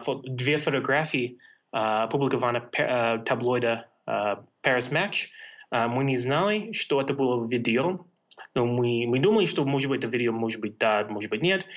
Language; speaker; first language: Russian; non-native, fluent; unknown